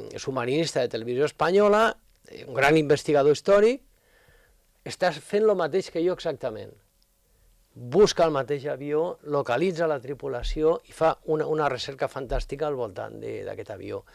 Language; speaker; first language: Catalan; native; Catalan